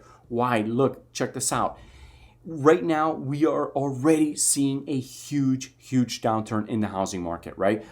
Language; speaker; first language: English; native; English